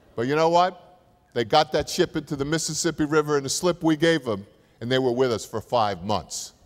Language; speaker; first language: English; native; English